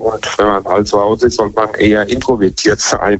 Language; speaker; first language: German; native; German